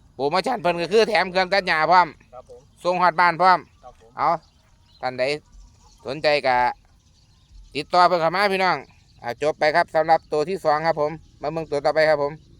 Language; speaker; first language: Thai; native; Thai